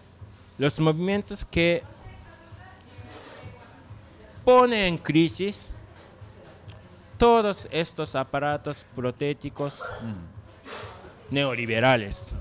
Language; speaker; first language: Spanish; non-native, learner; Japanese